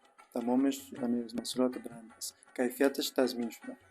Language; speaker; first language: Persian; native; Persian